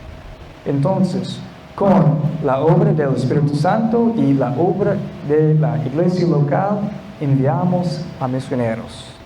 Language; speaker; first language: Spanish; non-native, fluent; English